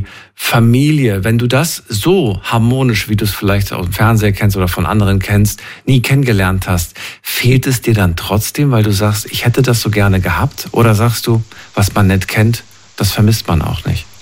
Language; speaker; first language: German; native; German